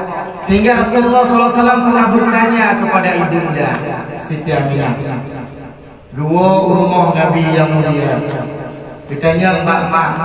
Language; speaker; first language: Indonesian; non-native, local second language; Achinese